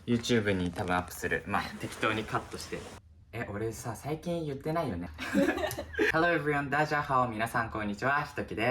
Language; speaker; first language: Japanese; native; Japanese